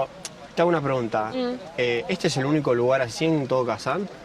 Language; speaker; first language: Spanish; native; Spanish